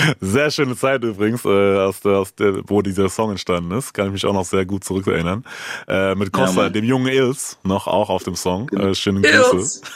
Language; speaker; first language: German; native; German